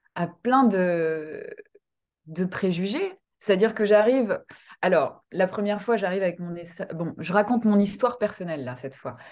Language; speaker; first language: French; early bilingual, other home language; Kinyarwanda